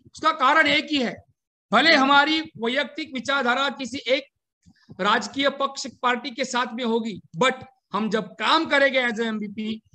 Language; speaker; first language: Hindi; non-native, local second language; Marathi